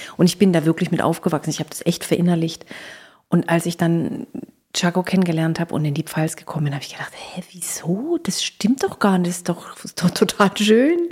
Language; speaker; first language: German; native; German